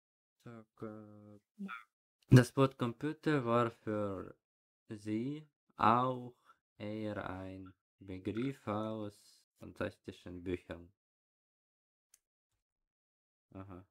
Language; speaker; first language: German; non-native, learner; Ukrainian